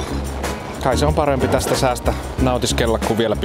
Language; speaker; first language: Finnish; native; Finnish